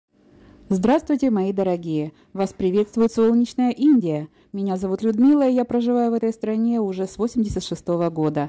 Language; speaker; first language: Russian; native; Russian